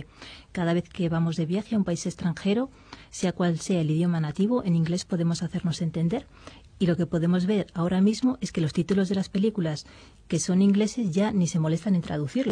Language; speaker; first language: Spanish; native; Spanish